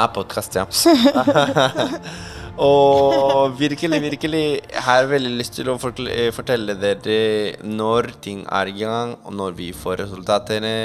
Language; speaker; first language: Norwegian; non-native, fluent; Spanish